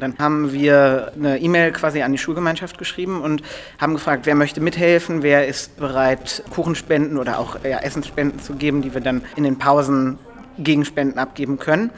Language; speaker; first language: German; native; German